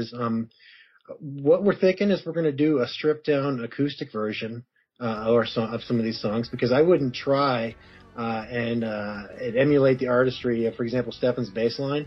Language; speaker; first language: English; native; English